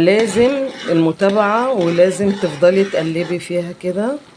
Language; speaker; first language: Arabic; native; Arabic